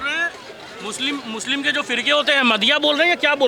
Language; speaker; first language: Hindi; native; Hindi